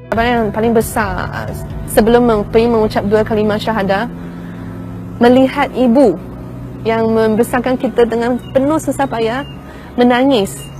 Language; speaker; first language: Malay; non-native, local second language; Chinese